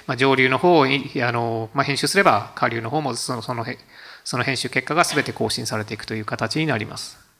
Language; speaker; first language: Japanese; native; Japanese